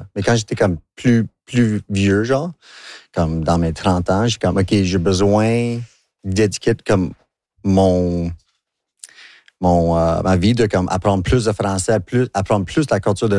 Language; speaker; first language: French; non-native, local second language; English